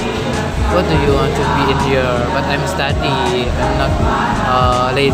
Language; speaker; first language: English; non-native, learner; Indonesian